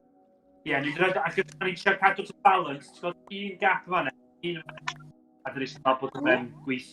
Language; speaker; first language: Welsh; native; Welsh